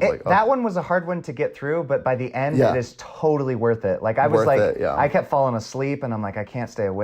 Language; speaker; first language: English; native; English